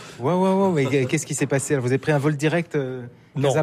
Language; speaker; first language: French; native; French